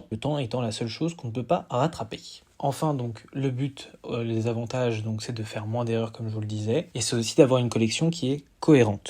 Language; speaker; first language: French; native; French